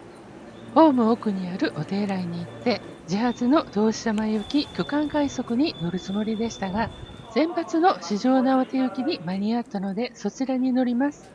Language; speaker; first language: Japanese; native; Japanese